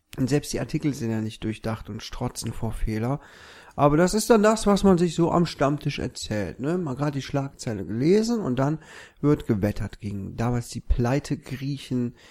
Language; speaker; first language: German; native; German